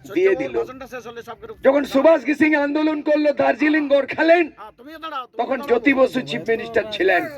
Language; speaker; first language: Bangla; non-native, local second language; Santali